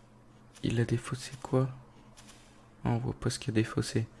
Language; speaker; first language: French; native; French